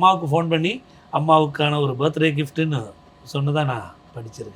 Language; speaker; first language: Tamil; native; Tamil